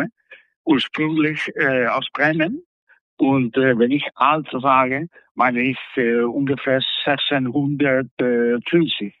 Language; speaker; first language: German; non-native, fluent; Spanish